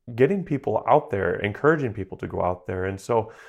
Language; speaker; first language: English; native; English